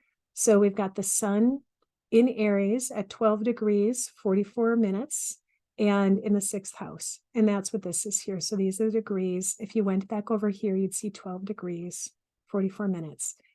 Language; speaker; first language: English; native; English